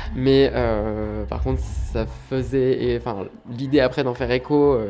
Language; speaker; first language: French; native; French